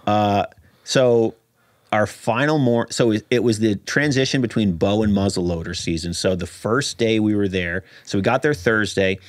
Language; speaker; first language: English; native; English